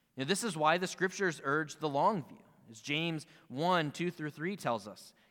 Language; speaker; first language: English; native; English